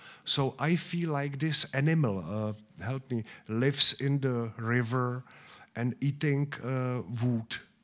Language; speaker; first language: English; non-native, learner; Czech